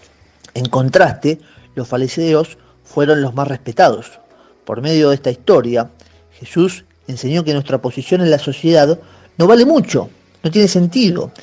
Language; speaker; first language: Spanish; native; Spanish